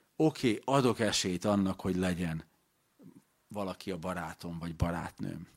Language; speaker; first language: Hungarian; native; Hungarian